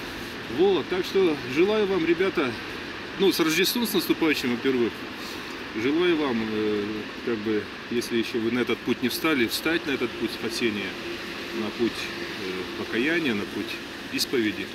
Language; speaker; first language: Russian; native; Russian